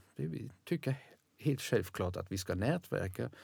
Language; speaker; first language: Swedish; non-native, fluent; German